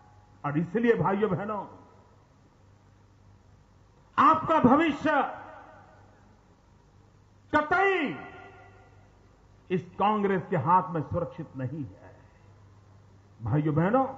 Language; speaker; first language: Hindi; non-native, local second language; Gujarati